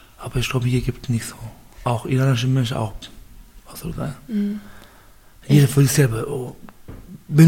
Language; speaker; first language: German; non-native, learner; Baluchi